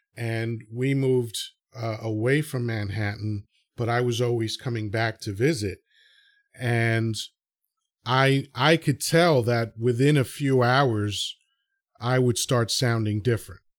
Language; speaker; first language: English; early bilingual, other home language; Spanish